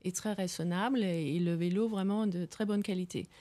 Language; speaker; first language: French; non-native, fluent; Danish